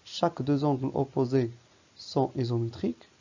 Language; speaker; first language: French; non-native, local second language; Arabic